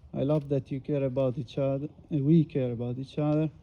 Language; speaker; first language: English; non-native, fluent; Italian